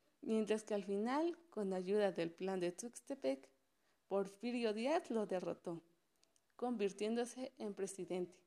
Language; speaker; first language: Spanish; native; Spanish